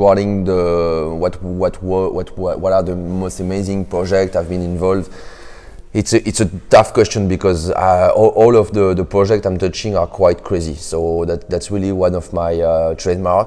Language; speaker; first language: English; non-native, fluent; French